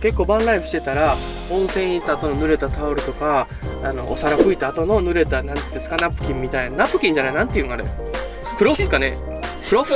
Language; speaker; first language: Japanese; native; Japanese